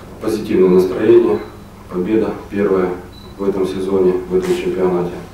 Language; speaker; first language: Russian; native; Russian